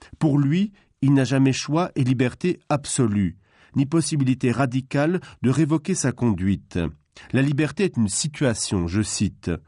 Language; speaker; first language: French; non-native, local second language; Luxembourgish